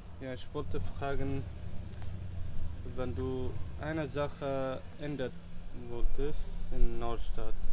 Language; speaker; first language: German; non-native, learner; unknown